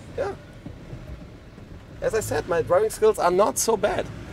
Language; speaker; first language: English; non-native, fluent; German